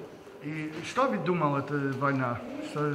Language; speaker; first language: Russian; non-native, learner; English